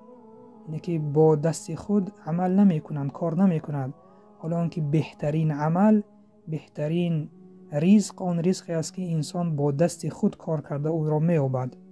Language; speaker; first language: Persian; native; Persian